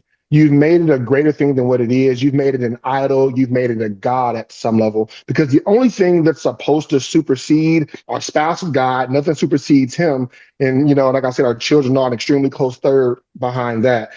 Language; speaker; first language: English; native; English